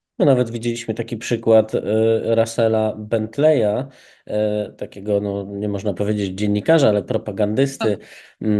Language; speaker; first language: Polish; native; Polish